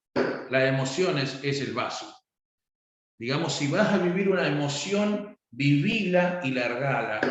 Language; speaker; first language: Spanish; native; Spanish